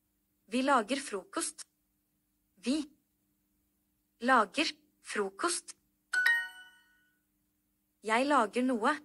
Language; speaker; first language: Norwegian; non-native, learner; Amharic